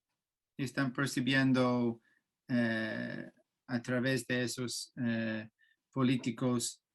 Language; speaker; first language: Spanish; non-native, fluent; English